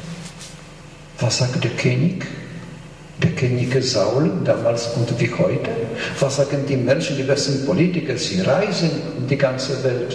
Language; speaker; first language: German; non-native, fluent; Polish